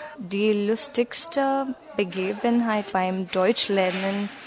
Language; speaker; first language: German; non-native, learner; Marathi